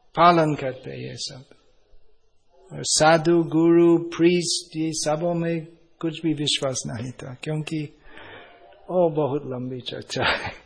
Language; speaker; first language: Hindi; non-native, fluent; English